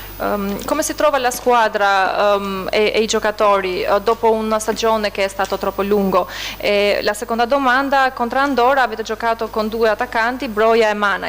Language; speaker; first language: Italian; non-native, fluent; Albanian